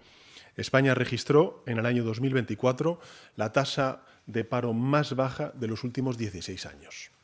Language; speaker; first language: Spanish; native; Spanish